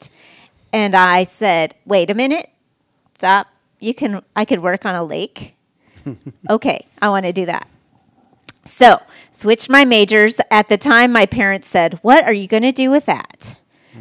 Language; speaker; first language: English; native; English